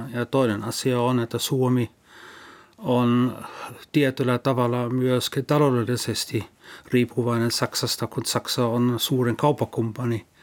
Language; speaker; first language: Finnish; non-native, fluent; German